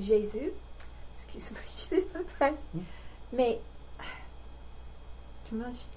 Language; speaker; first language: French; non-native, learner; English